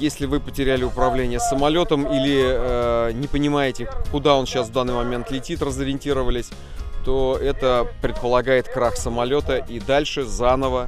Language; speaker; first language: Russian; native; Russian